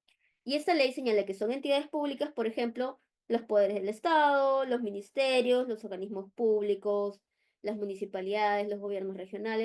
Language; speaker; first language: Spanish; native; Spanish